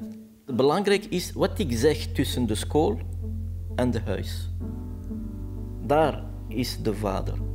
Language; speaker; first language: Dutch; non-native, fluent; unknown